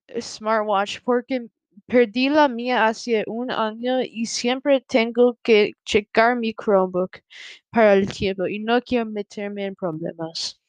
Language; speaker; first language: Spanish; non-native, learner; English